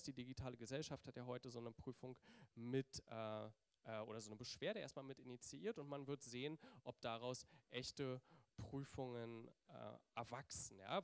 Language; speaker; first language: German; native; German